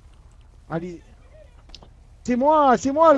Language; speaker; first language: French; native; French